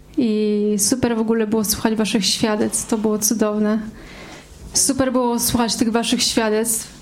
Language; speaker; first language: Polish; native; Polish